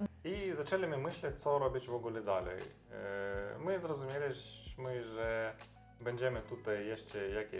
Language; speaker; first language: Polish; non-native, learner; Russian